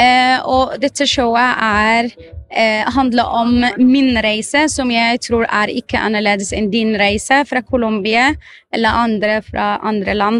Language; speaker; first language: Norwegian; non-native, fluent; Arabic